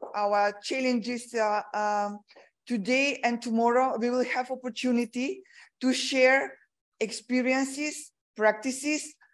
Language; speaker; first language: English; non-native, fluent; Macedonian